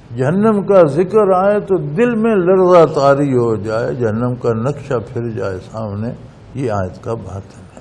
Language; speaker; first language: Urdu; non-native, local second language; Punjabi